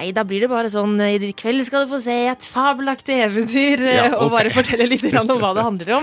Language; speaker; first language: Norwegian; native; Norwegian